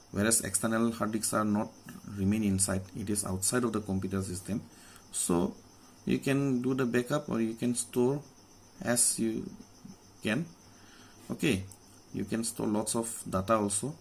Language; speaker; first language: English; non-native, local second language; Assamese